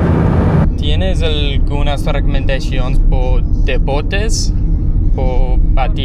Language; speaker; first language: Spanish; non-native, learner; English